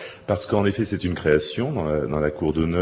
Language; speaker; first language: French; native; French